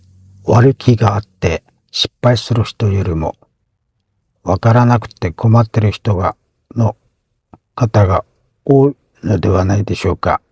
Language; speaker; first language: Japanese; non-native, fluent; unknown